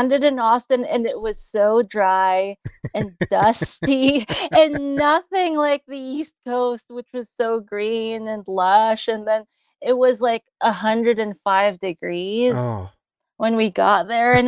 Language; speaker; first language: English; non-native, local second language; Filipino